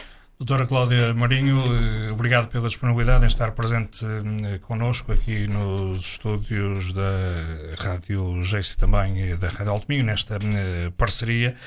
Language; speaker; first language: Portuguese; native; Portuguese